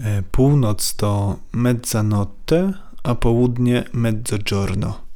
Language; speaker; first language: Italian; non-native, learner; Polish